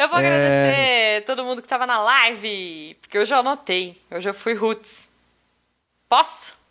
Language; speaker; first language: Portuguese; native; Portuguese